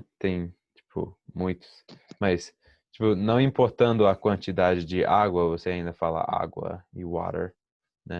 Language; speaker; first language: Portuguese; non-native, fluent; English